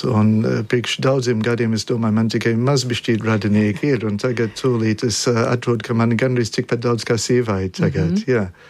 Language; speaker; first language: Latvian; early bilingual, heritage; Latvian